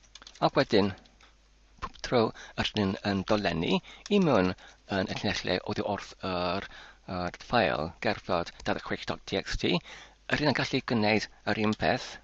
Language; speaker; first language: Welsh; non-native, learner; English